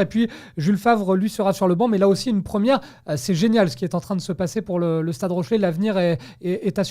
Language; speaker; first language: French; native; French